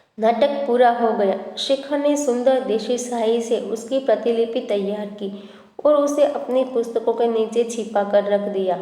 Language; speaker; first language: Hindi; non-native, local second language; Gujarati